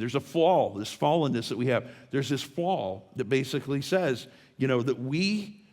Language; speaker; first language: English; native; English